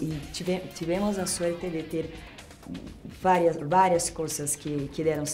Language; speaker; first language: Spanish; non-native, fluent; Portuguese